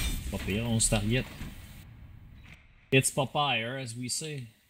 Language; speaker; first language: English; non-native, fluent; French